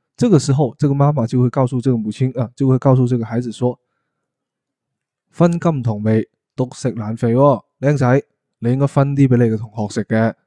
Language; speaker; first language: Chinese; non-native, local second language; Cantonese